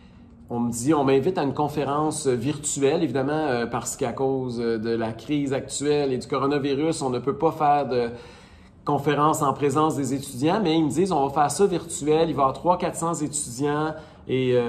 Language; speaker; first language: French; native; French